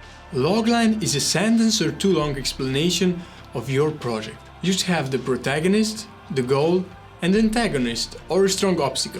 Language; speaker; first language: English; non-native, fluent; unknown